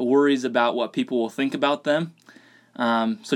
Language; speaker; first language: English; native; English